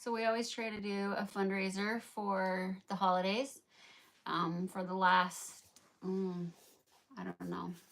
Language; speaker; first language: English; native; English